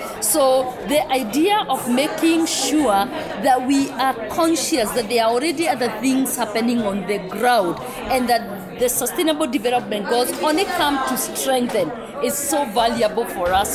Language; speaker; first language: English; non-native, local second language; Kikuyu